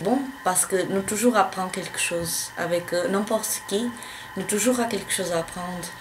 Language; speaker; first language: French; non-native, learner; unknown